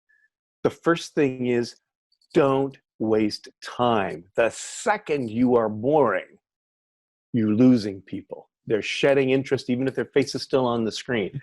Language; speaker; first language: English; native; English